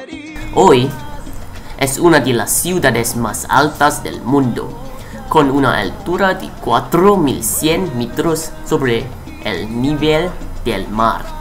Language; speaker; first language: Spanish; non-native, learner; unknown